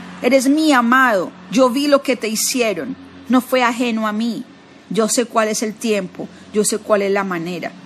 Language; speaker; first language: Spanish; native; Spanish